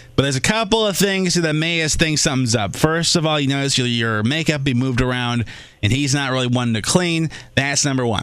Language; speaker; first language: English; native; English